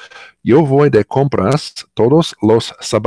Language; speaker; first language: Spanish; non-native, learner; English